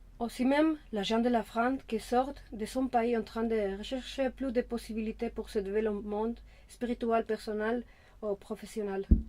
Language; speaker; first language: French; non-native, fluent; Spanish